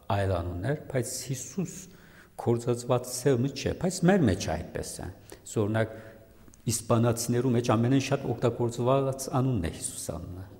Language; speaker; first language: Armenian; native; Armenian